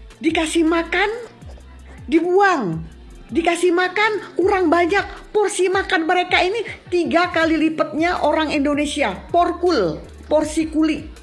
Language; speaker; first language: Indonesian; native; Indonesian